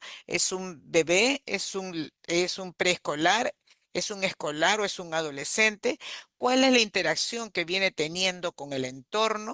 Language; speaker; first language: Spanish; native; Spanish